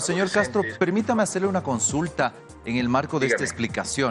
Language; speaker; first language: Spanish; native; Spanish